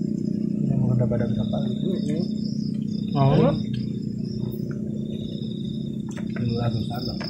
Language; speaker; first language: Indonesian; non-native, local second language; Sundanese